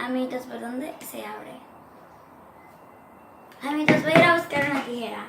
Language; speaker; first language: Spanish; early bilingual, heritage; Spanish